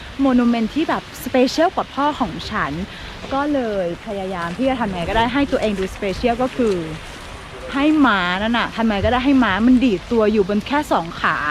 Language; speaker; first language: Thai; native; Thai